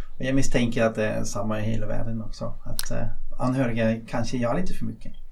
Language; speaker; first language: Swedish; non-native, fluent; Dutch